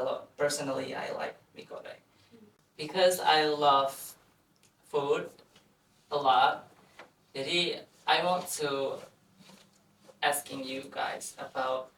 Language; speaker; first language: English; non-native, fluent; Indonesian